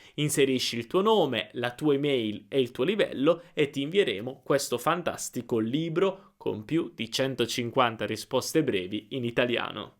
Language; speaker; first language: Italian; native; Italian